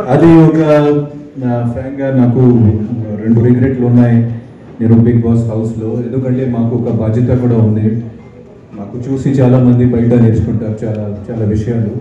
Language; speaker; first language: Telugu; non-native, fluent; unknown